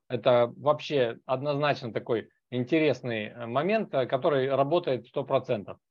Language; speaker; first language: Russian; native; Russian